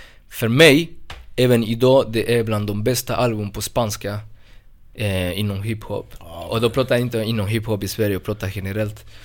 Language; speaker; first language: Swedish; non-native, fluent; Spanish